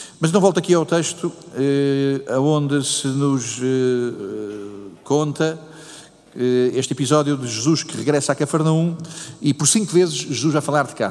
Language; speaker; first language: Portuguese; native; Portuguese